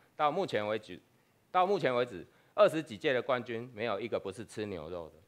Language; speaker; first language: Chinese; non-native, fluent; Spanish